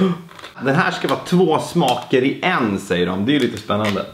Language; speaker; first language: Swedish; native; Swedish